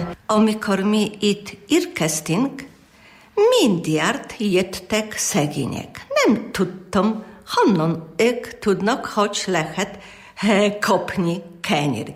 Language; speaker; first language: Hungarian; non-native, learner; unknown